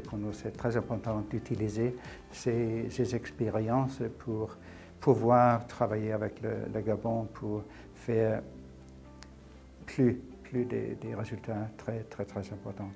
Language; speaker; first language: French; non-native, fluent; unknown